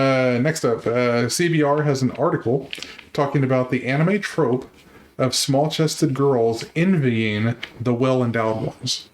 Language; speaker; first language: English; native; English